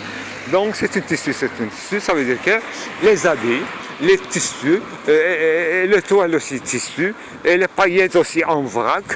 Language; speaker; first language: French; non-native, fluent; Turkish